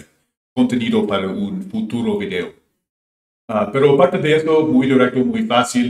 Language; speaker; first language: Spanish; non-native, fluent; English